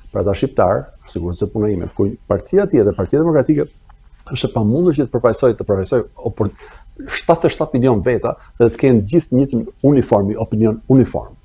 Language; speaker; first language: Albanian; early bilingual, other home language; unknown